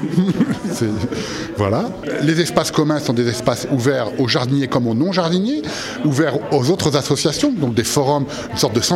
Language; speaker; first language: French; native; French